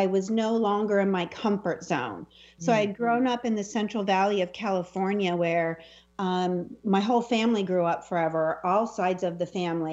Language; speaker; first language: English; native; English